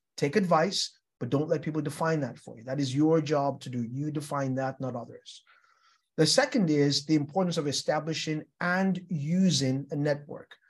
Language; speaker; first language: English; non-native, local second language; Yoruba